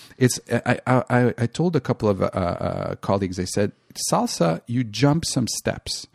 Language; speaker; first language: English; non-native, local second language; French